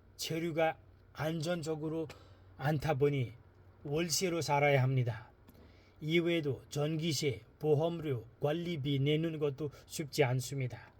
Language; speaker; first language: Korean; non-native, fluent; Nepali